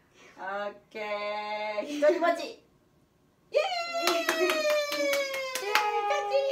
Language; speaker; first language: Japanese; non-native, fluent; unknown